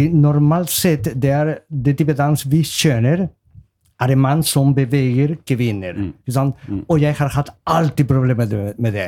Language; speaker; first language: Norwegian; non-native, learner; Spanish